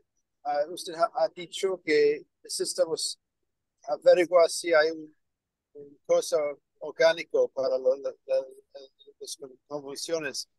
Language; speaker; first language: Spanish; non-native, learner; English